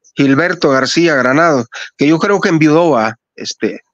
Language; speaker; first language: Spanish; native; Spanish